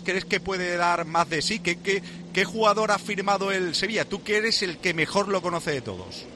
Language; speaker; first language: Spanish; native; Spanish